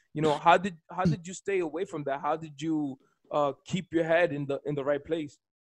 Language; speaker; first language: English; early bilingual, other home language; Spanish